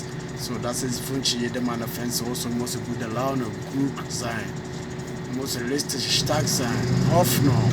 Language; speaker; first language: German; non-native, learner; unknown